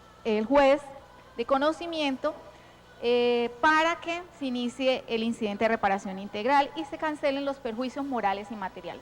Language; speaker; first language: Spanish; native; Spanish